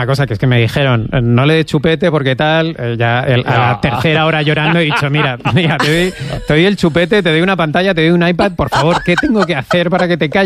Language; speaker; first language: Spanish; native; Spanish